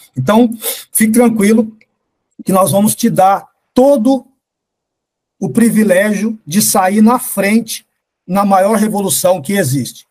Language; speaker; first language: Portuguese; native; Portuguese